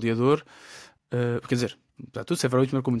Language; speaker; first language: Portuguese; native; Portuguese